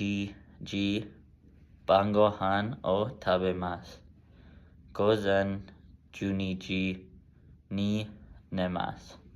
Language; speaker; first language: Japanese; non-native, learner; English